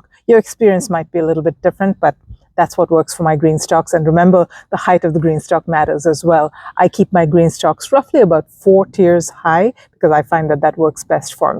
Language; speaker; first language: English; native; English